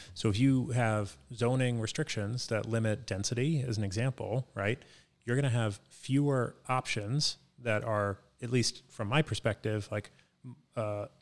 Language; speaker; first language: English; native; English